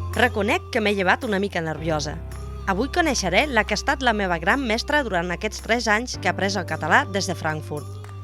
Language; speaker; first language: Catalan; non-native, fluent; German